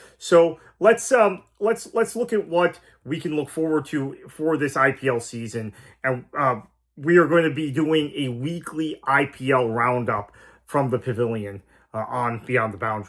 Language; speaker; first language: English; native; English